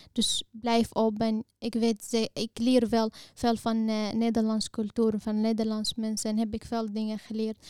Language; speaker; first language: Dutch; non-native, fluent; Arabic